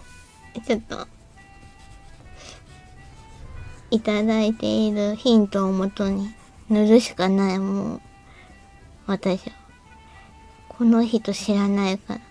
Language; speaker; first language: Japanese; native; Japanese